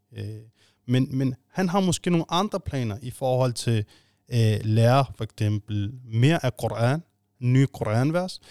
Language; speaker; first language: Danish; non-native, fluent; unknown